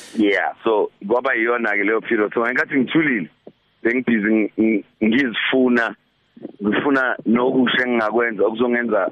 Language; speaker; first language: Zulu; native; Zulu